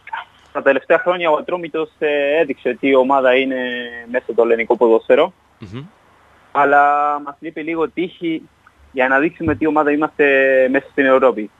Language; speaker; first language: Greek; non-native, fluent; Spanish